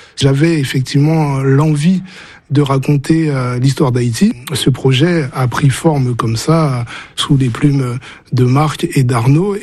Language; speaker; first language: French; early bilingual, other home language; Haitian Creole